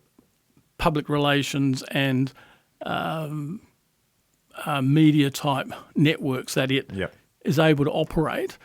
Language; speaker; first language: English; native; English